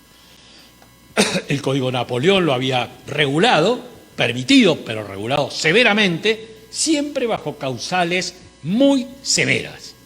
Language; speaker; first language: Spanish; native; Spanish